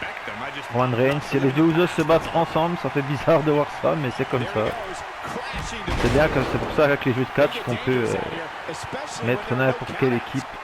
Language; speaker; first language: French; native; French